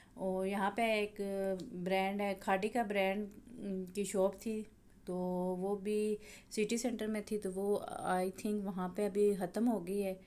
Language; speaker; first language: Urdu; native; Urdu